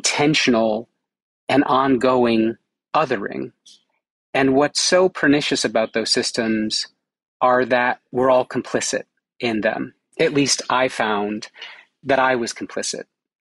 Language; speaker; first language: English; native; English